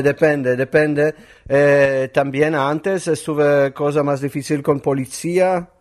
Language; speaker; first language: Spanish; non-native, learner; Polish